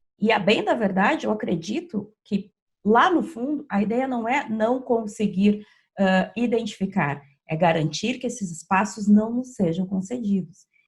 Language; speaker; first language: Portuguese; native; Portuguese